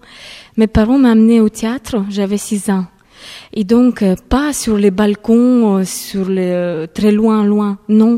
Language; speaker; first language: French; non-native, fluent; Ukrainian